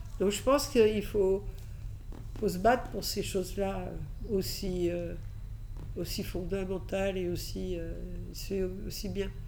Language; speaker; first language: French; early bilingual, other home language; Catalan